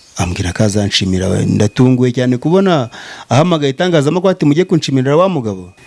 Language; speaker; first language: Kinyarwanda; early bilingual, heritage; Kinyarwanda